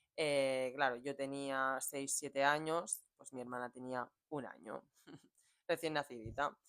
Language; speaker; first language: Spanish; early bilingual, other home language; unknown